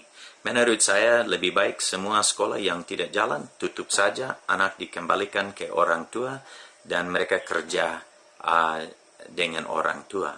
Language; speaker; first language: Indonesian; non-native, fluent; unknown